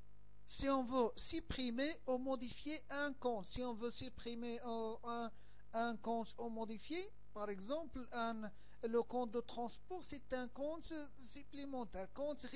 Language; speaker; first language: French; non-native, local second language; Arabic